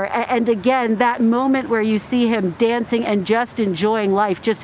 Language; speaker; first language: English; native; English